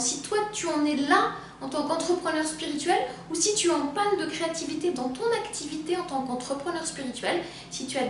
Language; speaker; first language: French; native; French